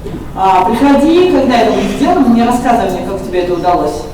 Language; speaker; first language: Russian; native; Russian